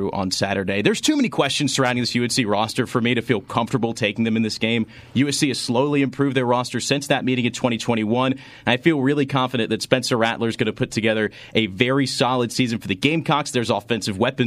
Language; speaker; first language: English; native; English